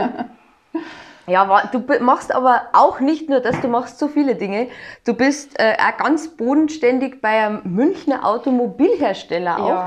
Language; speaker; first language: German; native; German